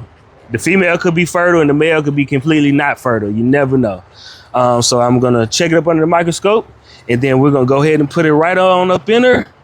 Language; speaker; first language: English; native; English